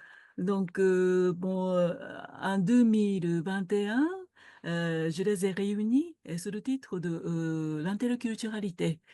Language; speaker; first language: French; non-native, fluent; Japanese